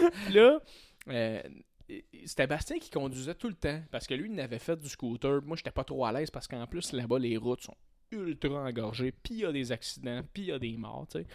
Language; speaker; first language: French; native; French